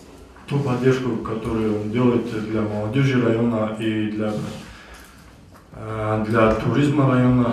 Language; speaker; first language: Russian; non-native, local second language; Avaric